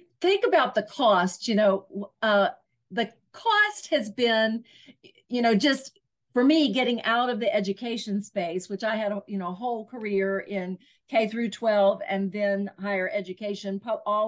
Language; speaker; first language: English; native; English